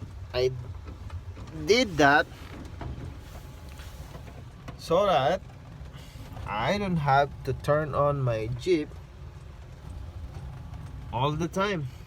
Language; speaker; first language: English; non-native, local second language; Filipino